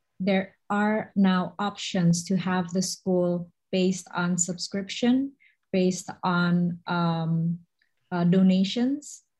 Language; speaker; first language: English; non-native, fluent; Indonesian